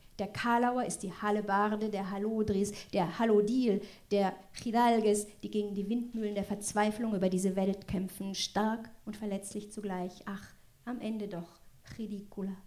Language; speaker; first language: German; non-native, local second language; French